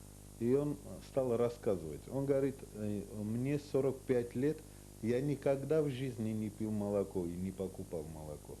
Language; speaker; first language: Russian; non-native, local second language; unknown